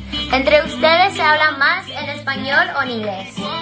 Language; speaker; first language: Spanish; early bilingual, other home language; English